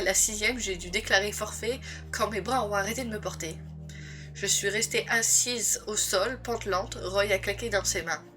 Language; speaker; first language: French; native; French